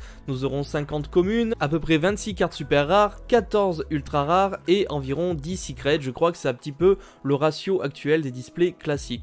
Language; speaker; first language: French; native; French